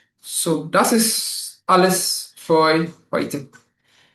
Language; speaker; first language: German; non-native, fluent; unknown